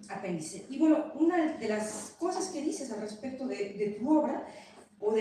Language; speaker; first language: Spanish; native; Spanish